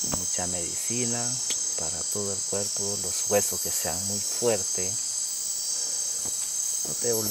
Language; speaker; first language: Spanish; non-native, local second language; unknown